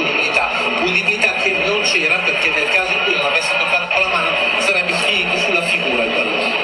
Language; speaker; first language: Italian; native; Italian